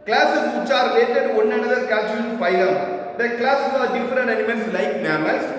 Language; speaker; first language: English; non-native, local second language; Tamil